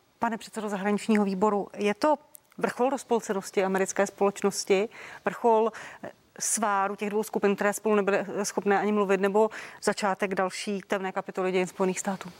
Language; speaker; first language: Czech; native; Czech